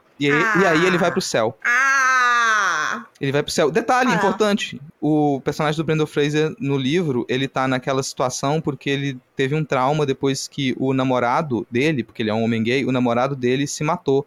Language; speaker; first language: Portuguese; native; Portuguese